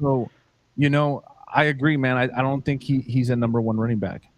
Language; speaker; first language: English; native; English